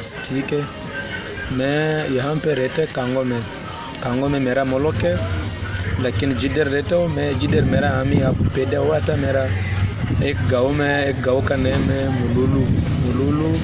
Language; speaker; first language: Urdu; non-native, learner; Swahili